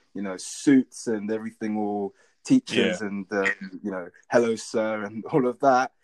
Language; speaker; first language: English; native; English